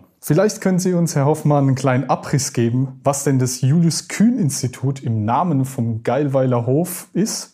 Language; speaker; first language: German; native; German